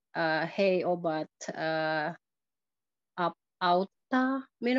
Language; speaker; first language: Finnish; non-native, learner; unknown